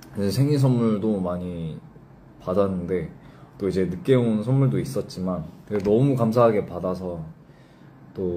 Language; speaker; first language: Korean; early bilingual, heritage; English